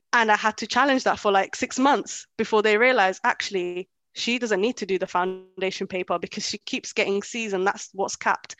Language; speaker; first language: English; early bilingual, other home language; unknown